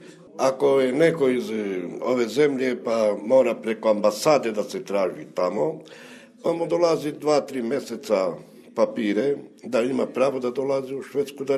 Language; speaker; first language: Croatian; non-native, local second language; Romany